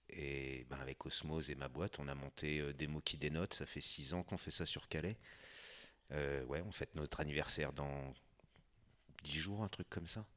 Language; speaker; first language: French; native; French